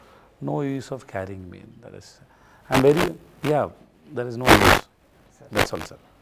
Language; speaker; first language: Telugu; non-native, local second language; Tamil